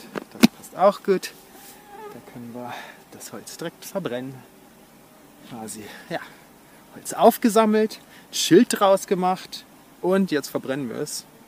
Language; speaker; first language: German; native; German